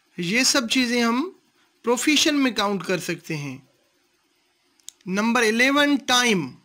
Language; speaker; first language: Urdu; non-native, local second language; Sindhi